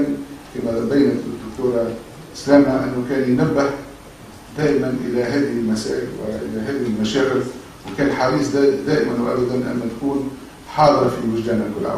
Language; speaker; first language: Arabic; native; Arabic